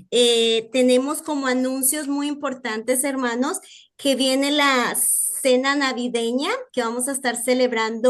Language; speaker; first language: Spanish; native; Spanish